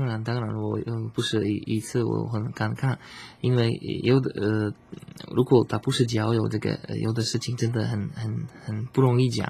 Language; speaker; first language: Chinese; non-native, fluent; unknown